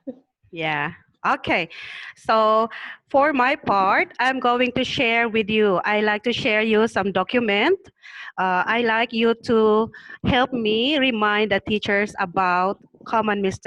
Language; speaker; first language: English; non-native, learner; Thai